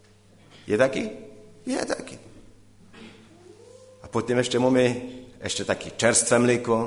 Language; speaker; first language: Polish; non-native, learner; Czech